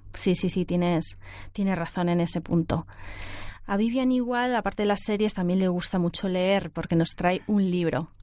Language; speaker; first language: Spanish; native; Spanish